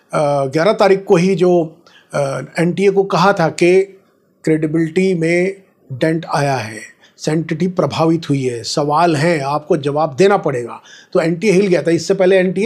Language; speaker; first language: Hindi; native; Hindi